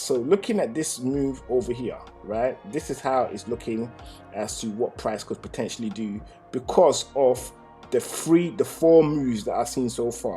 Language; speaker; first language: English; native; English